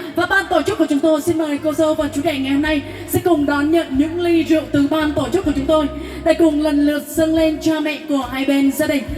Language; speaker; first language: Vietnamese; non-native, local second language; Jarai